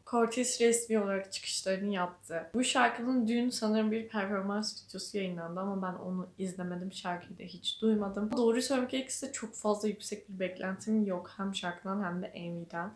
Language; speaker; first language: Turkish; native; Turkish